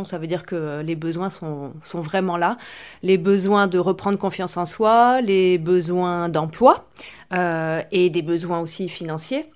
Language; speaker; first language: French; native; French